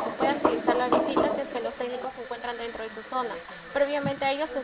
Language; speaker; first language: Spanish; native; Spanish